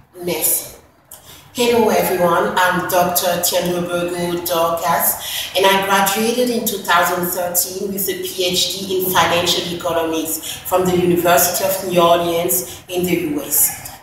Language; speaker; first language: English; non-native, fluent; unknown